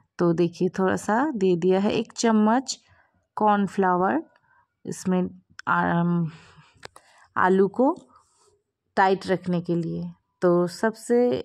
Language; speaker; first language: Hindi; non-native, local second language; Bangla